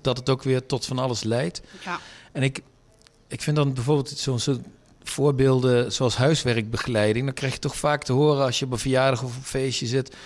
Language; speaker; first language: Dutch; native; Dutch